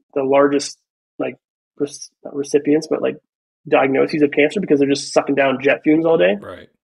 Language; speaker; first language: English; native; English